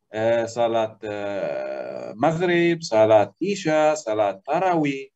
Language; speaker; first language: Indonesian; non-native, learner; Arabic